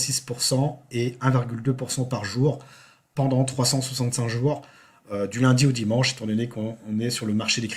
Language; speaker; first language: French; native; French